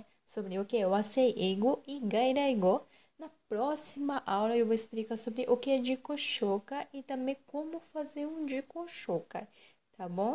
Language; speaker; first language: Portuguese; non-native, local second language; Japanese